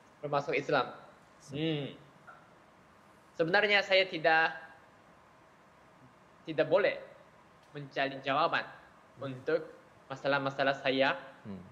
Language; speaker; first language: Indonesian; non-native, learner; Japanese